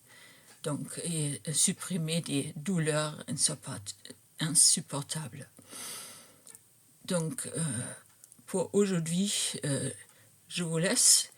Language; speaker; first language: French; non-native, fluent; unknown